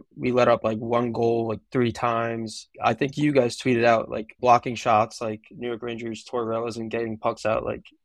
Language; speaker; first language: English; native; English